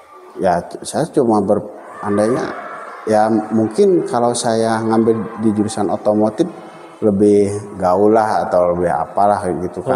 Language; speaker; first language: Indonesian; native; Indonesian